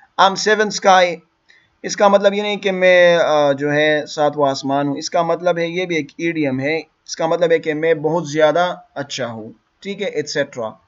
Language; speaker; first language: Urdu; non-native, local second language; Pashto